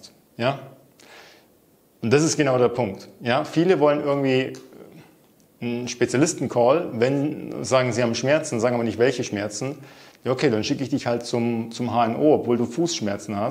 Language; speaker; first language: German; native; German